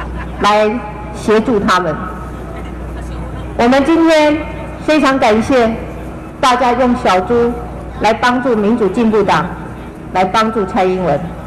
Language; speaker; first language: Chinese; native; Chinese